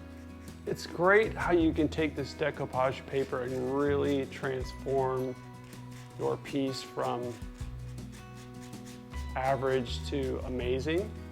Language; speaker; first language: English; native; English